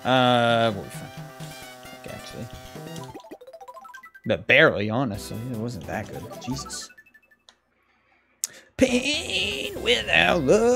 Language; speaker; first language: English; native; English